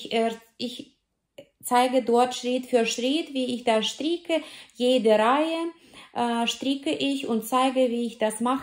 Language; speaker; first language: German; non-native, fluent; Russian